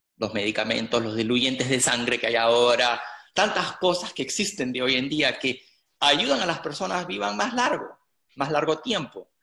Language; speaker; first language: Spanish; native; Spanish